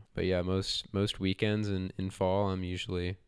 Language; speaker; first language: English; native; English